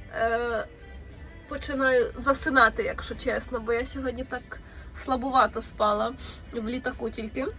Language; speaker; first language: Ukrainian; native; Ukrainian